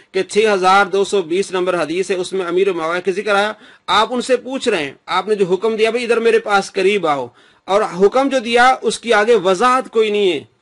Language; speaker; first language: Urdu; non-native, local second language; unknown